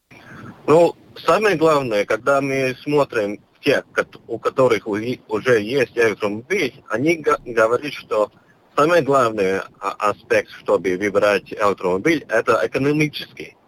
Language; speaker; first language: Russian; non-native, local second language; Latvian